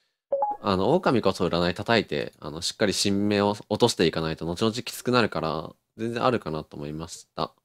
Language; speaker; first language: Japanese; native; Japanese